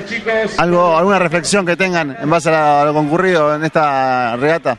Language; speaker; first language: Spanish; native; Spanish